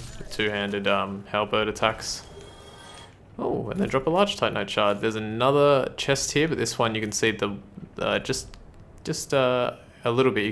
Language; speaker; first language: English; native; English